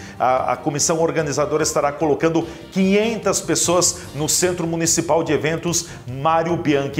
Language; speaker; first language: Portuguese; native; Portuguese